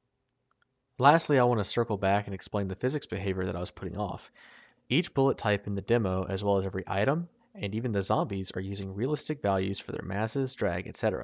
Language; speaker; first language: English; native; English